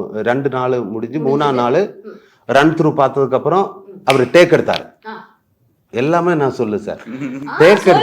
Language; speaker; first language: Tamil; non-native, learner; Malayalam